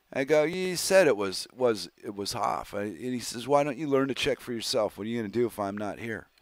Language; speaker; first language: English; native; English